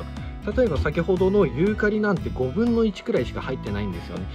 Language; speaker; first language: Japanese; native; Japanese